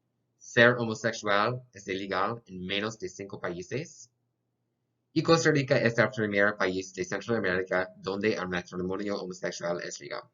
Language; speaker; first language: Spanish; non-native, learner; English